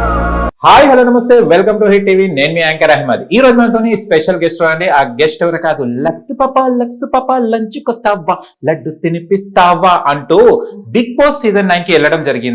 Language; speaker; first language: Telugu; native; Telugu